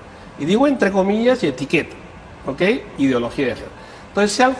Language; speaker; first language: Spanish; native; Spanish